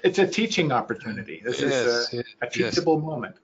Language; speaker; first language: English; native; English